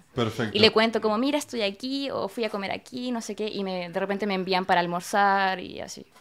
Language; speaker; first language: Spanish; native; Spanish